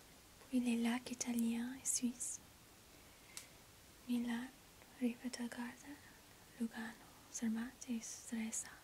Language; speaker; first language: French; non-native, learner; English